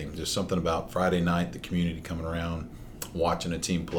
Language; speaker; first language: English; native; English